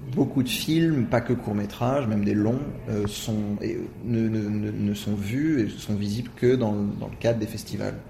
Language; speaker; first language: French; native; French